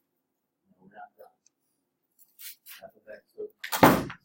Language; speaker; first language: English; native; English